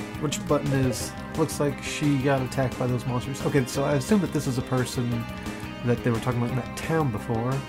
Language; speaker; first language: English; native; English